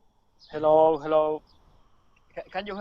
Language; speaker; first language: English; non-native, learner; Spanish